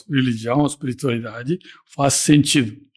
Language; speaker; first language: Portuguese; non-native, fluent; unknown